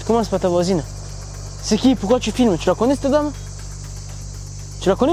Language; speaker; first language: French; native; French